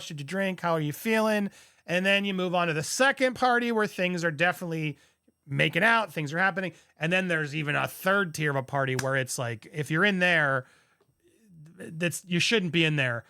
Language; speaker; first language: English; native; English